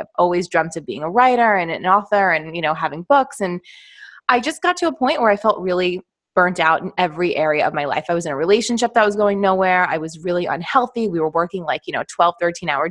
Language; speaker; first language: English; native; English